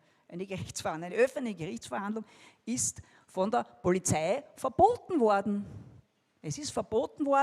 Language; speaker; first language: German; native; German